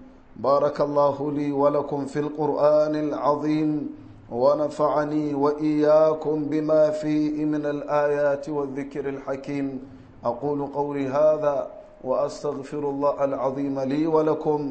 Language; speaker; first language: Arabic; non-native, fluent; Hausa